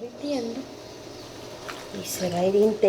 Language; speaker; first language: Spanish; native; Spanish